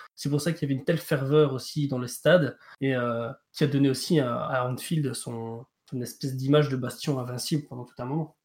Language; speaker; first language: French; native; French